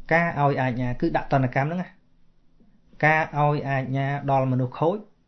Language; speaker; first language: Khmer; native; Khmer